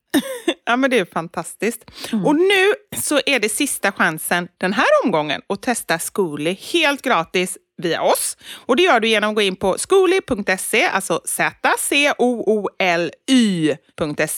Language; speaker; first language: Swedish; native; Swedish